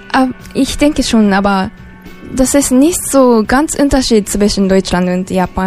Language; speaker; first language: German; non-native, learner; Japanese